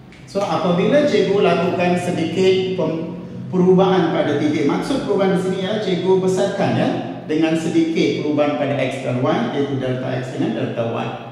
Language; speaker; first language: Malay; non-native, local second language; Tamil